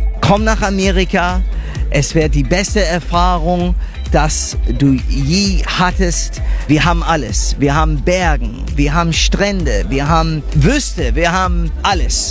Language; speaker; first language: German; non-native, fluent; English